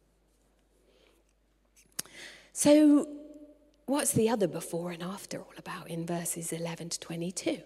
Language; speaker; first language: English; native; English